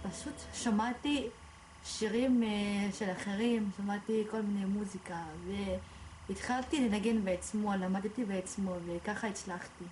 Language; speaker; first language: Hebrew; non-native, fluent; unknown